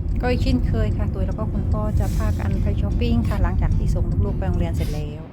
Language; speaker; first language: Thai; native; Thai